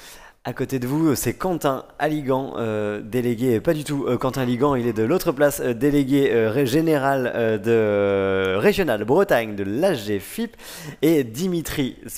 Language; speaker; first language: French; native; French